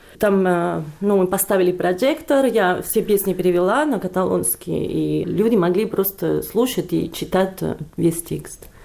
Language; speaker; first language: Russian; non-native, fluent; Catalan